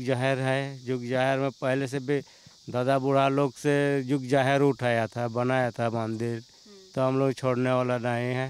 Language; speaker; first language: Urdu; non-native, local second language; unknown